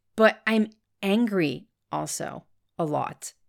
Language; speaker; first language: English; non-native, fluent; French